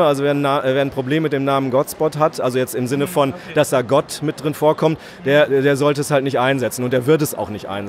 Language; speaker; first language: German; native; German